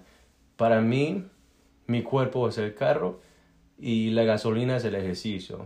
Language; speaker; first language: Spanish; early bilingual, heritage; Spanish